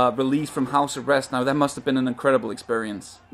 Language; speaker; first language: English; non-native, fluent; Danish